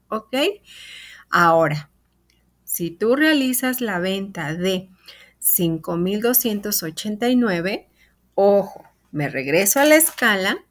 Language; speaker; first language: Spanish; native; Spanish